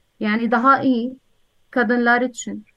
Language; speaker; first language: Turkish; non-native, learner; Arabic